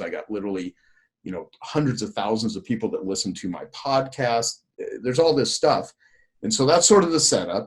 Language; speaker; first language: English; native; English